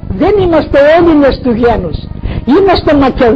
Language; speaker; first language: Greek; non-native, local second language; Macedonian